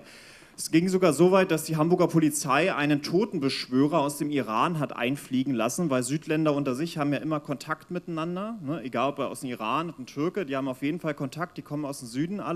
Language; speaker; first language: German; native; German